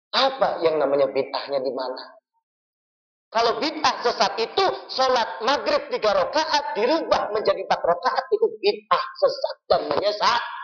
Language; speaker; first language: Indonesian; non-native, local second language; Javanese